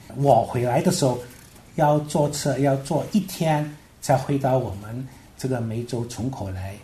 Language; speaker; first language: Chinese; non-native, local second language; Hakka Chinese